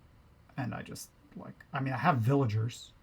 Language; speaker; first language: English; native; English